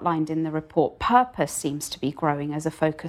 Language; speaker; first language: English; native; English